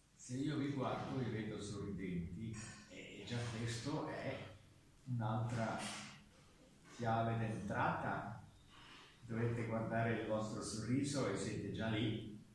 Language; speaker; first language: Italian; non-native, local second language; German